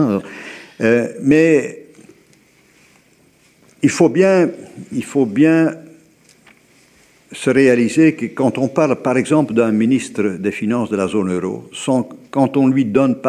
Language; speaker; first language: French; native; French